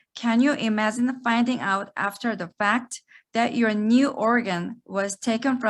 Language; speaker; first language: English; non-native, fluent; Korean